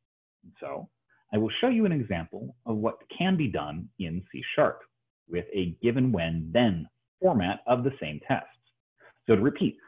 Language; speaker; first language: English; native; English